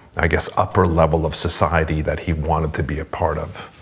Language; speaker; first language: English; non-native, fluent; Swedish